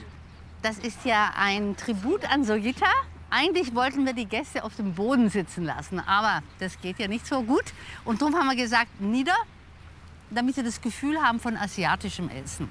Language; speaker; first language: German; native; German